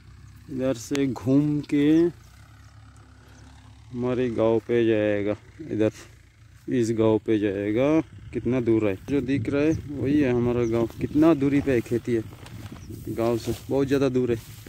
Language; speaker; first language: Hindi; non-native, local second language; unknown